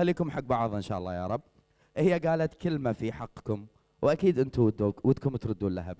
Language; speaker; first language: Arabic; native; Arabic